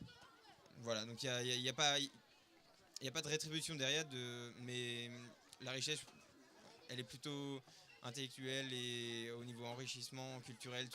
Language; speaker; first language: French; native; French